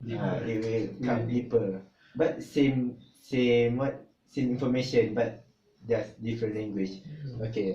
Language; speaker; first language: English; non-native, local second language; Malay